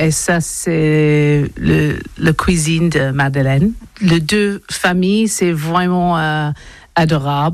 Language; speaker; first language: French; non-native, learner; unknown